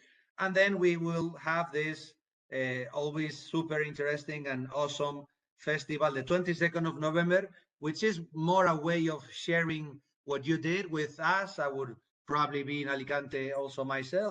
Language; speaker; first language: English; non-native, fluent; Spanish